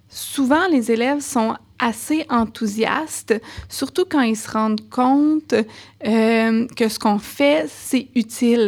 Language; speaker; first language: French; native; French